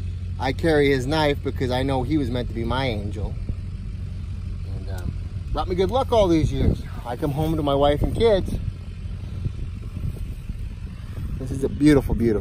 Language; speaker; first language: English; native; English